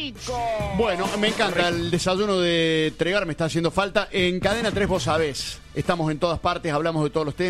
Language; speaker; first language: Spanish; native; Spanish